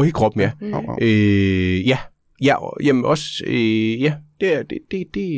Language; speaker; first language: Danish; native; Danish